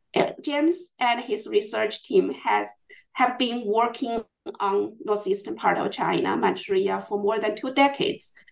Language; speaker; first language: English; non-native, fluent; Chinese